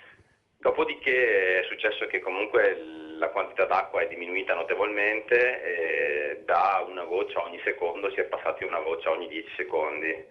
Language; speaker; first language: Italian; native; Italian